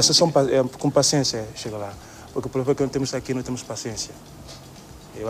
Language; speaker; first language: Portuguese; non-native, learner; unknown